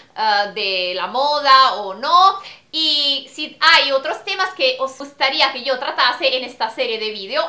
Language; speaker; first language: Spanish; non-native, fluent; Italian